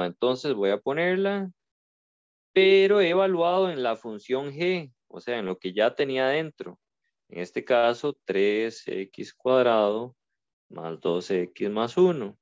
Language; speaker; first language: Spanish; native; Spanish